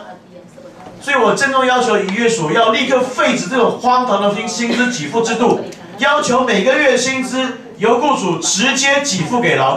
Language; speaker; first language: Chinese; native; Chinese